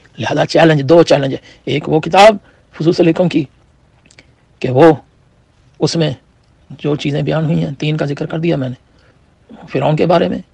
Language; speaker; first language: Urdu; native; Urdu